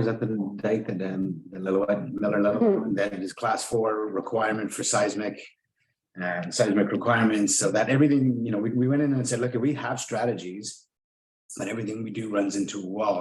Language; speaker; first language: English; native; English